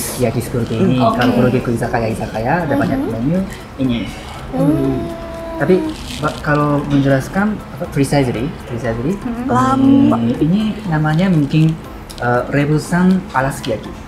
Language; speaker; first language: Indonesian; non-native, learner; Japanese